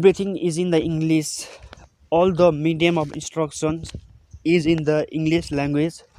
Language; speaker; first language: English; non-native, local second language; Nepali